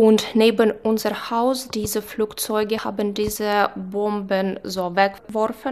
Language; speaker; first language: German; non-native, fluent; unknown